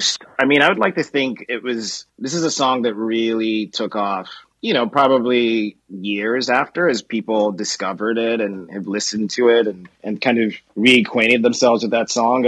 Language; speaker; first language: English; non-native, local second language; Yoruba